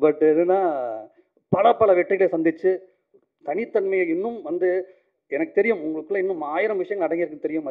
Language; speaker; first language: Tamil; native; Tamil